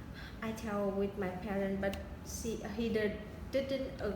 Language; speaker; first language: English; non-native, learner; Vietnamese